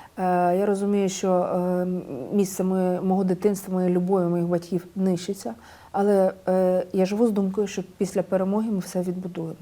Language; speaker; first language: Ukrainian; native; Ukrainian